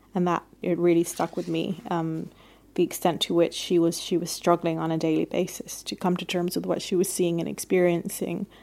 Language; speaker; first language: English; native; English